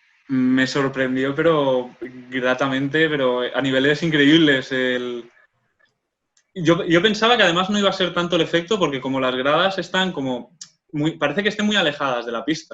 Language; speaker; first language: Spanish; non-native, local second language; Catalan